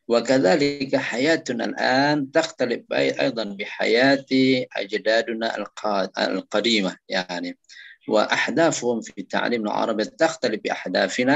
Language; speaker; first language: Arabic; non-native, fluent; Indonesian